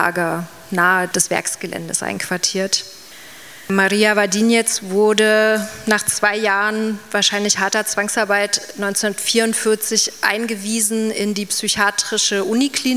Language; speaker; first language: German; native; German